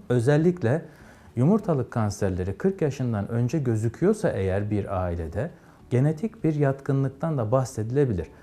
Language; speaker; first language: Turkish; native; Turkish